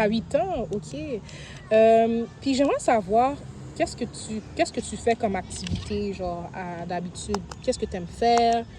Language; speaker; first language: French; native; French